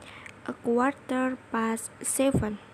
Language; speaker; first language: English; non-native, learner; Indonesian